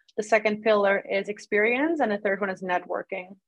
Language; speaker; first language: English; non-native, fluent; Dutch